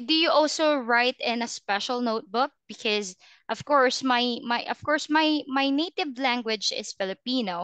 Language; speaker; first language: English; non-native, fluent; Filipino